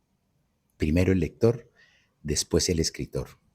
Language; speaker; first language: Spanish; native; Spanish